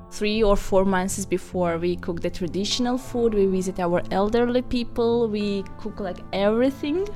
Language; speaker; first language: English; non-native, fluent; Azerbaijani